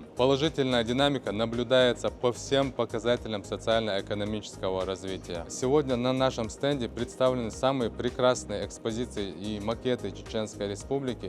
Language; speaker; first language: Russian; non-native, local second language; Chechen